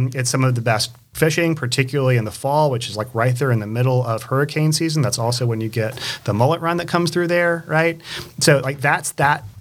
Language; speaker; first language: English; native; English